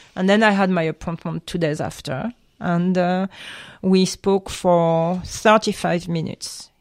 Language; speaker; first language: English; non-native, fluent; French